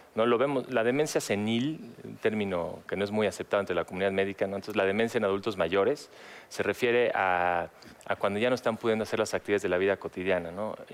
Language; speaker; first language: Spanish; native; Spanish